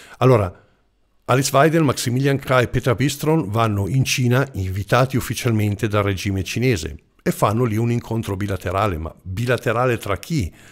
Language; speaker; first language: Italian; non-native, fluent; German